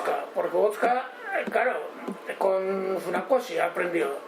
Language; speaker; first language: Spanish; non-native, learner; Japanese